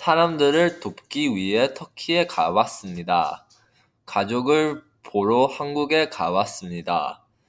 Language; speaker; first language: Korean; non-native, learner; English